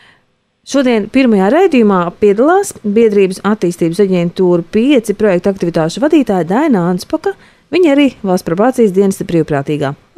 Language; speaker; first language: Latvian; native; Latvian